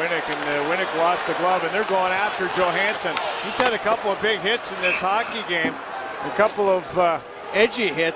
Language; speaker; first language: English; native; English